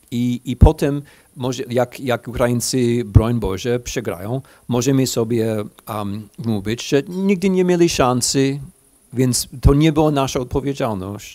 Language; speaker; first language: Polish; non-native, fluent; English